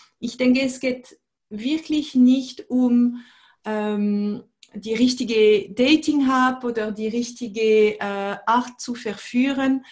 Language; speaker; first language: German; non-native, fluent; French